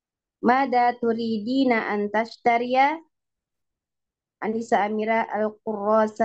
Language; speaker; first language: Arabic; non-native, learner; Indonesian